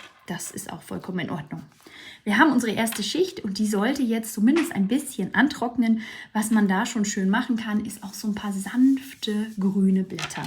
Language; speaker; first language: German; native; German